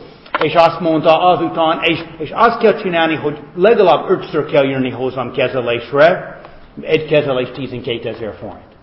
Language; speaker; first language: Hungarian; non-native, fluent; English